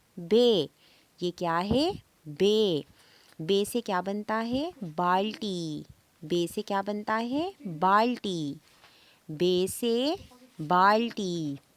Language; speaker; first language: Urdu; native; Urdu